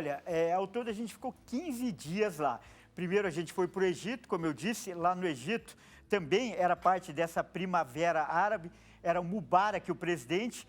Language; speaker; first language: Portuguese; native; Portuguese